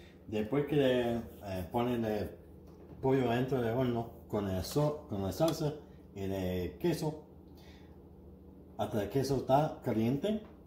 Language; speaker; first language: Spanish; non-native, learner; English